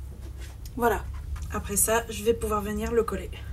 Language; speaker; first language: French; native; French